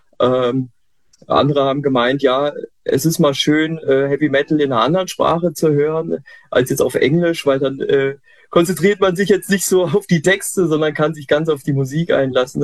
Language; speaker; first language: German; native; German